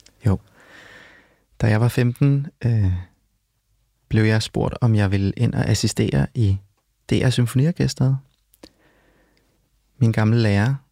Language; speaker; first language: Danish; early bilingual, other home language; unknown